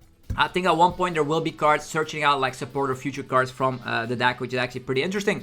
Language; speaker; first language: English; non-native, fluent; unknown